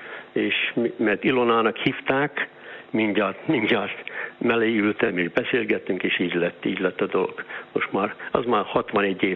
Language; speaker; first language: Hungarian; early bilingual, heritage; Hungarian